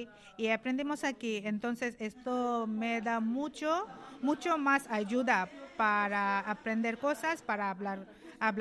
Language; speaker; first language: Spanish; non-native, learner; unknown